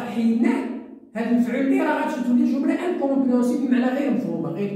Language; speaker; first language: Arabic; native; Arabic